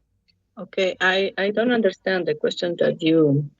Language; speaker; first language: English; non-native, learner; Spanish